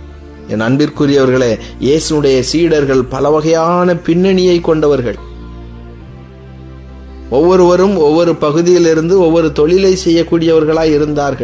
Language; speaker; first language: Tamil; native; Tamil